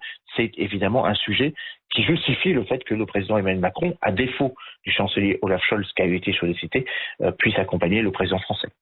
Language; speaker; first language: French; native; French